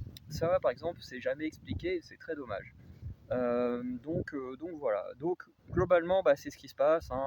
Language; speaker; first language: French; native; French